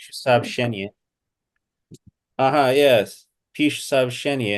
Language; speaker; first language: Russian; non-native, learner; English